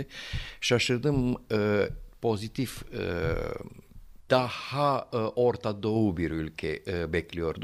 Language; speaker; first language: Turkish; non-native, fluent; Romanian